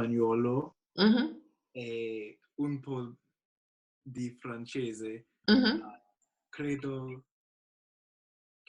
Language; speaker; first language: Italian; non-native, learner; English